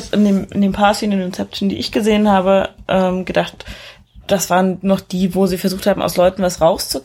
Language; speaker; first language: German; native; German